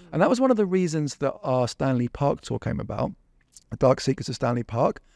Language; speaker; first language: English; native; English